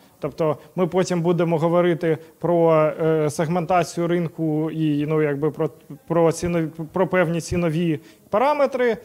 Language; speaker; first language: Ukrainian; non-native, local second language; Russian